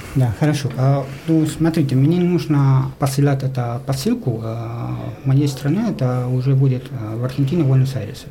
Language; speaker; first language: Russian; non-native, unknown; Spanish